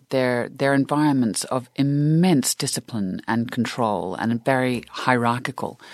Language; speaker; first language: English; native; English